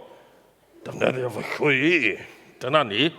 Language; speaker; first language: Welsh; non-native, fluent; English